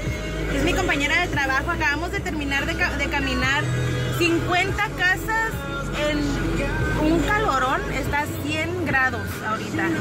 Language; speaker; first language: Spanish; native; Spanish